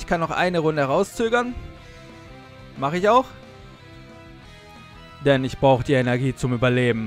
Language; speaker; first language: German; native; German